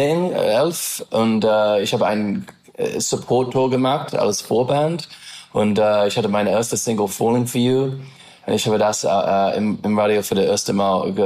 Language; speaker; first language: German; non-native, learner; English